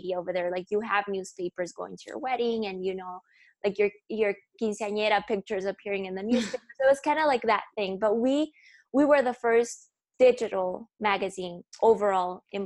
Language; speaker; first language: English; non-native, fluent; Spanish